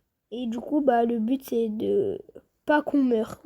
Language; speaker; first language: French; native; French